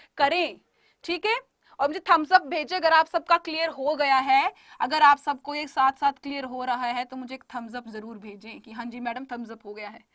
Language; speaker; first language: Hindi; native; Hindi